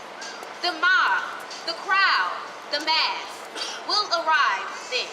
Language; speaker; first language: English; native; English